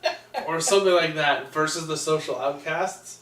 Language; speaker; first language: English; native; English